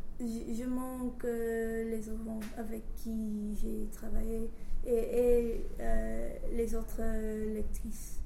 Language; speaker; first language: French; non-native, learner; English